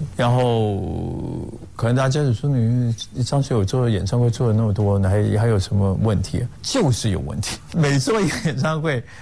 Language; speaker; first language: Chinese; non-native, local second language; Cantonese